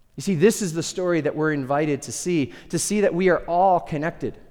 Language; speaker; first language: English; early bilingual, other home language; Spanish